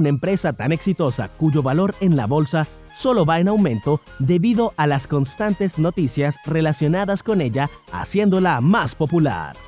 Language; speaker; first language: Spanish; native; Spanish